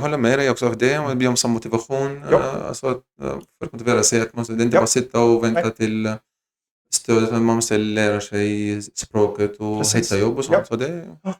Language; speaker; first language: Swedish; non-native, fluent; Arabic